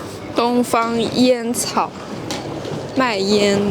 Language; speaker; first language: Chinese; non-native, fluent; French